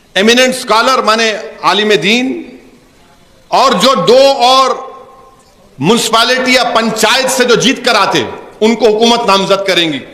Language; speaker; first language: Urdu; native; Urdu